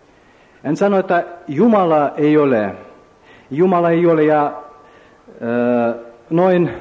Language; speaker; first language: Finnish; non-native, learner; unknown